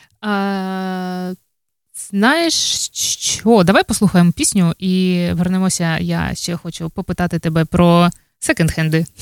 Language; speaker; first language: Ukrainian; native; Ukrainian